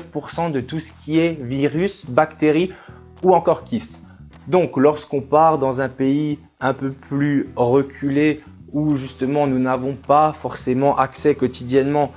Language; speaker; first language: French; native; French